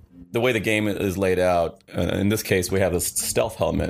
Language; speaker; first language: English; non-native, local second language; Sinhala